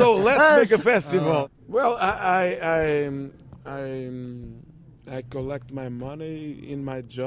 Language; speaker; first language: English; non-native, fluent; Portuguese